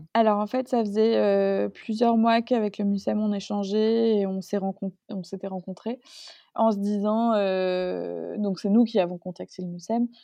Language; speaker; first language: French; native; French